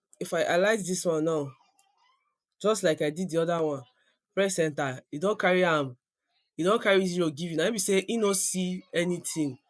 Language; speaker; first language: Nigerian Pidgin; non-native, local second language; Yoruba